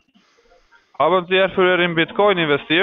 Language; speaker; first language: German; non-native, fluent; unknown